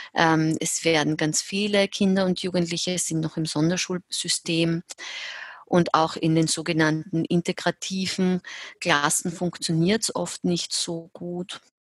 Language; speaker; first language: German; native; German